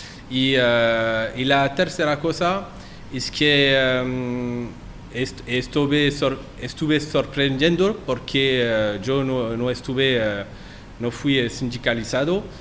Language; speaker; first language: Spanish; non-native, learner; French